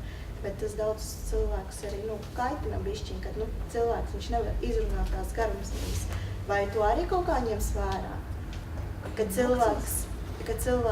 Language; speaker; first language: Latvian; non-native, local second language; Russian